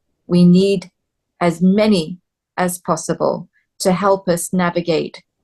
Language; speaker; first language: English; native; English